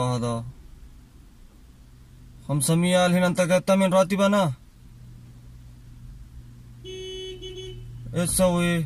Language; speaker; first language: Arabic; non-native, learner; Urdu